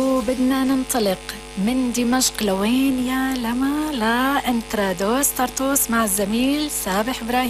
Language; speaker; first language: Arabic; native; Arabic